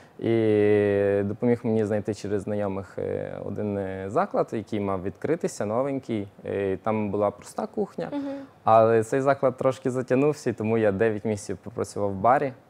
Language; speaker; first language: Ukrainian; native; Ukrainian